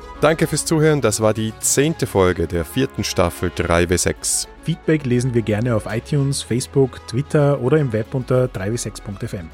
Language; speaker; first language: German; native; German